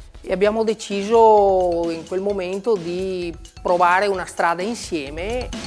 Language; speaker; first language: Italian; native; Italian